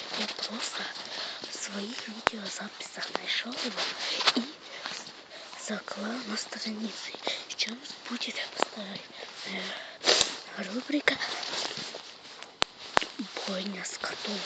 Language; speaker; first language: Russian; non-native, local second language; Ukrainian